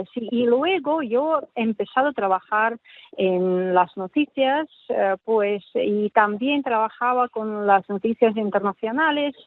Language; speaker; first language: Spanish; non-native, fluent; Russian